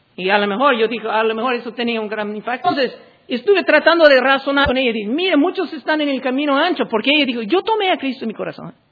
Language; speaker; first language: Spanish; non-native, fluent; English